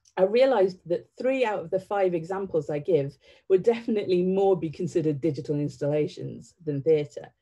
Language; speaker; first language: English; native; English